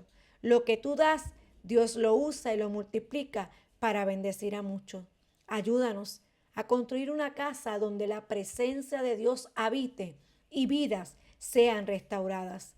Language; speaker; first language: Spanish; native; Spanish